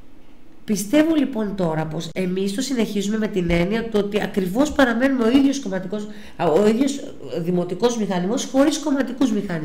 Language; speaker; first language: Greek; native; Greek